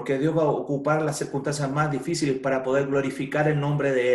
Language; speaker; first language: Spanish; native; Spanish